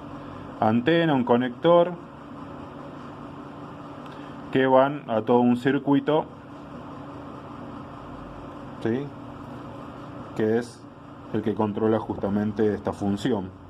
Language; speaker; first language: Spanish; native; Spanish